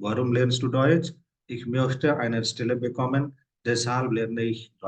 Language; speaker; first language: German; non-native, fluent; Hindi